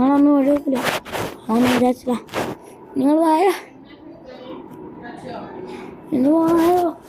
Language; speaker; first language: Malayalam; native; Malayalam